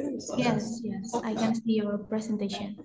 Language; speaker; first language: English; non-native, fluent; Indonesian